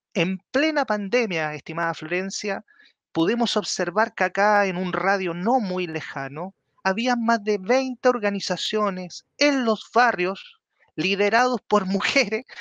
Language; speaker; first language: Spanish; native; Spanish